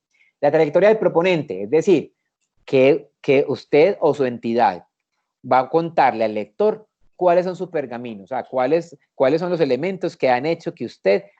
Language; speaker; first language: Spanish; native; Spanish